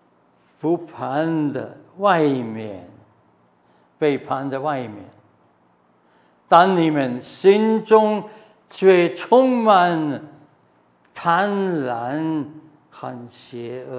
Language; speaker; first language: Chinese; non-native, fluent; German